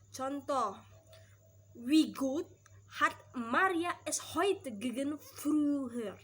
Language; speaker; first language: German; non-native, learner; Indonesian